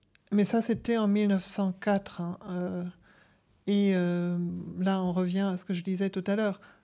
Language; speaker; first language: French; non-native, fluent; German